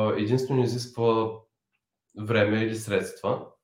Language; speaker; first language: Bulgarian; native; Bulgarian